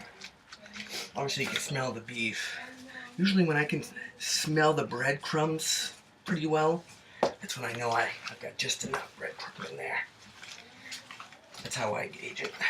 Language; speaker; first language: English; native; English